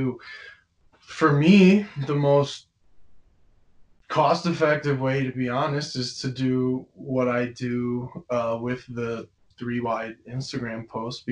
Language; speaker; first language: English; native; English